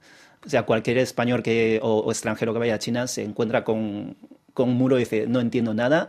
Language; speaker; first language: Spanish; early bilingual, other home language; Chinese